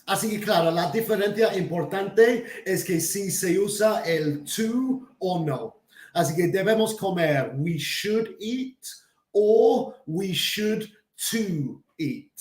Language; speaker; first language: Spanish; non-native, fluent; English